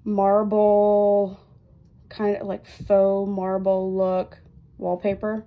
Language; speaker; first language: English; native; English